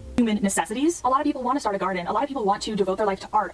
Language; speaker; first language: English; native; English